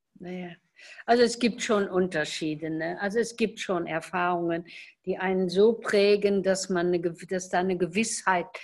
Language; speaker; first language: German; non-native, local second language; Luxembourgish